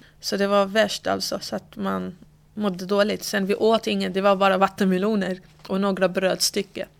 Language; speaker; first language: Swedish; early bilingual, other home language; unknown